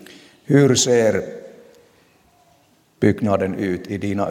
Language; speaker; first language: Swedish; non-native, local second language; Finnish